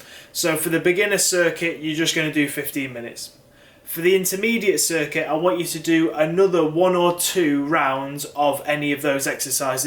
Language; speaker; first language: English; native; English